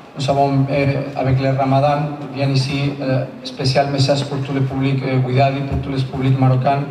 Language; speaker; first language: French; non-native, learner; Spanish